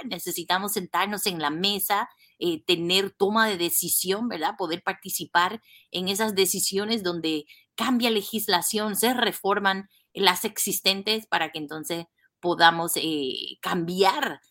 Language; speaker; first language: Spanish; native; Spanish